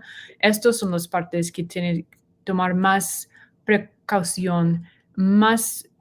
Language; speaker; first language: Spanish; non-native, learner; English